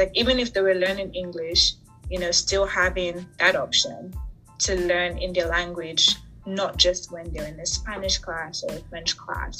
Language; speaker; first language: English; native; English